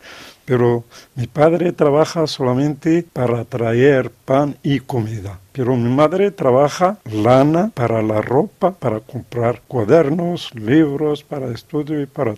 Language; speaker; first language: Spanish; non-native, fluent; Arabic